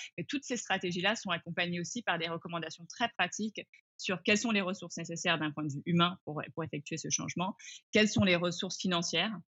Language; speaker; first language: French; early bilingual, other home language; English